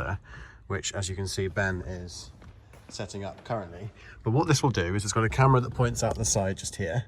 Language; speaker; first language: English; native; English